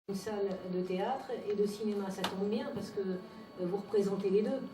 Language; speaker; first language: French; native; French